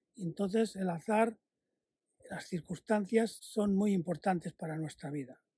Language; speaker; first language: Spanish; native; Spanish